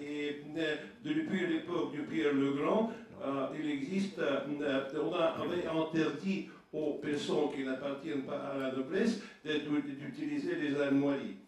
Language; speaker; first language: French; non-native, learner; Russian